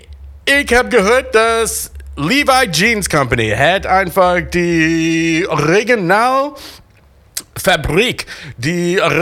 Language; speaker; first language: German; non-native, learner; English